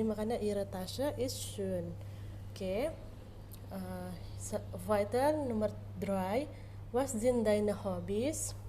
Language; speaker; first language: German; non-native, fluent; Indonesian